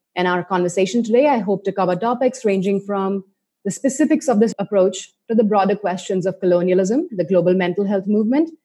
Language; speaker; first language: English; non-native, local second language; Hindi